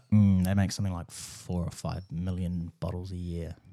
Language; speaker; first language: English; native; English